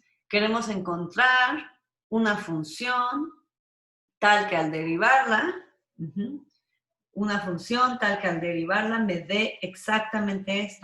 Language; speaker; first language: Spanish; native; Spanish